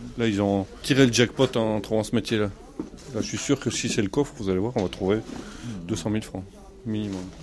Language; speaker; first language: French; native; French